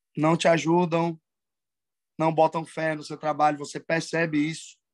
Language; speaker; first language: Portuguese; native; Portuguese